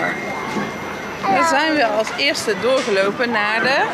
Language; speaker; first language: Dutch; native; Dutch